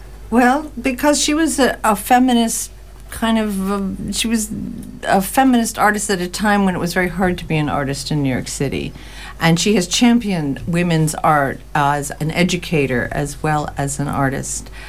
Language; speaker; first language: English; native; English